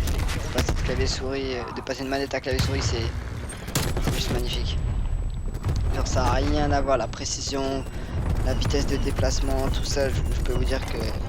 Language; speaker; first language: French; native; French